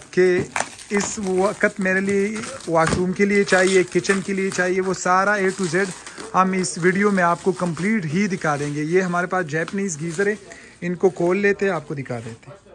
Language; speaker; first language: Urdu; non-native, local second language; Pashto